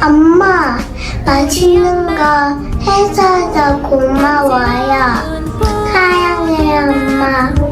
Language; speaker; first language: Korean; early bilingual, heritage; Korean